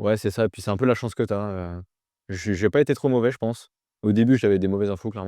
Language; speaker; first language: French; native; French